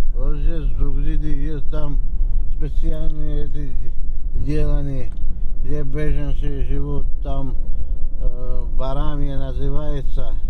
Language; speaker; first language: Russian; non-native, fluent; Georgian